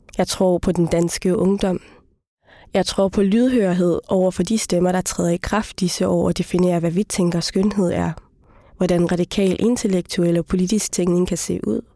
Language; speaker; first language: Danish; early bilingual, other home language; Somali